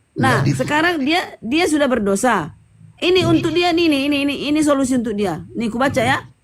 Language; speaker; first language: Indonesian; native; Indonesian